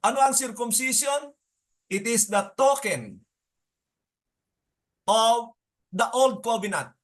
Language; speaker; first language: English; non-native, local second language; Filipino